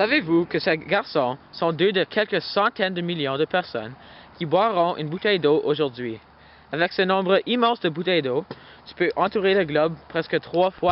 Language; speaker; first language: French; non-native, local second language; English